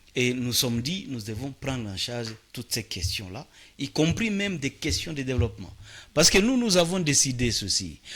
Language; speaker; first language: French; non-native, local second language; Swahili